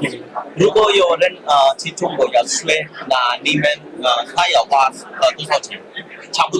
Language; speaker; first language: Chinese; non-native, learner; Hindi